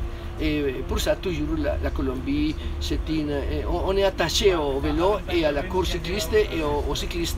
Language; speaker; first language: French; non-native, fluent; Spanish